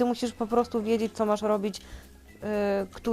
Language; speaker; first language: Polish; native; Polish